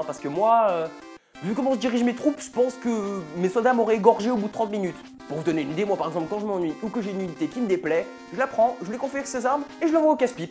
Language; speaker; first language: French; native; French